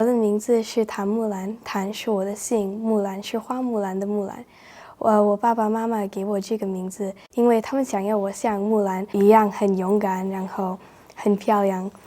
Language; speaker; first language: Chinese; non-native, fluent; English